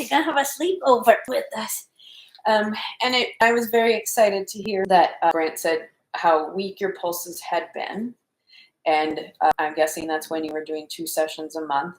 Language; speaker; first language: English; native; English